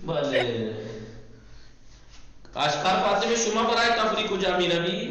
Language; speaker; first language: Persian; non-native, fluent; Urdu